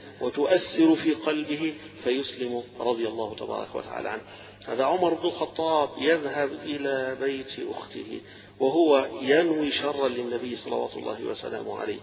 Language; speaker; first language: Arabic; native; Arabic